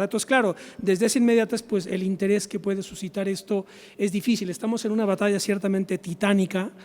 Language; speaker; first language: Spanish; native; Spanish